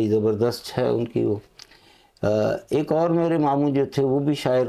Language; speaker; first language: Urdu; non-native, local second language; Punjabi